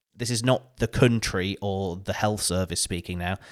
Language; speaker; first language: English; native; English